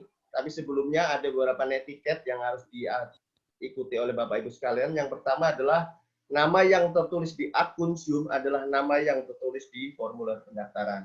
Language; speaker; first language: Indonesian; native; Indonesian